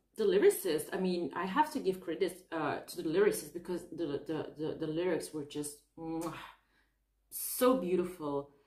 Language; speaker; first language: English; non-native, fluent; Arabic